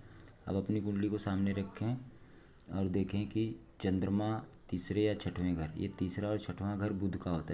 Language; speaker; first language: Hindi; native; Hindi